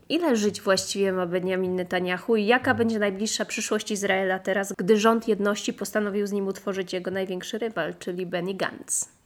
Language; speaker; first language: Polish; native; Polish